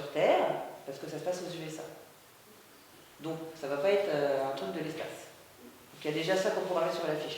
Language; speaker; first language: French; native; French